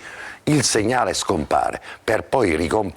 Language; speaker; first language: Italian; native; Italian